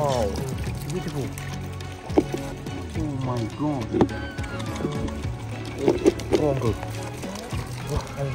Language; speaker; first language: English; non-native, learner; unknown